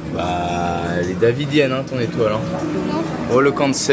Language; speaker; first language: French; native; French